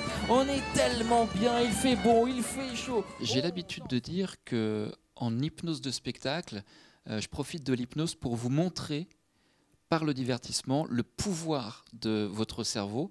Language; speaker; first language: French; native; French